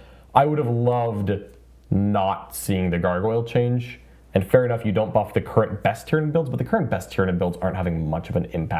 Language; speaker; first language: English; native; English